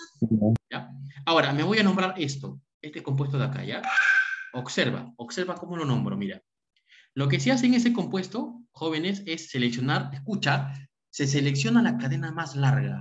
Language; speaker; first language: Spanish; native; Spanish